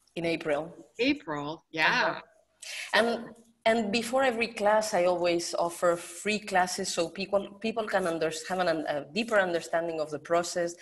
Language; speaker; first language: English; non-native, fluent; Spanish